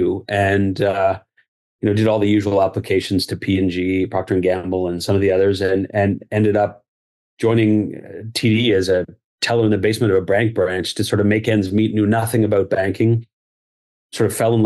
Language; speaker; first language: English; native; English